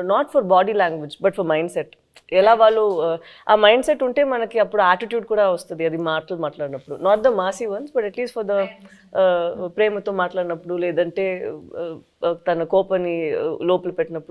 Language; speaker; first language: Telugu; non-native, fluent; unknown